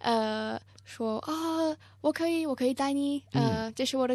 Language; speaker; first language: Chinese; non-native, learner; English